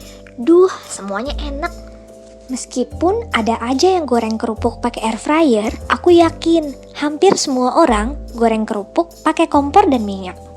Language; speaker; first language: Indonesian; native; Indonesian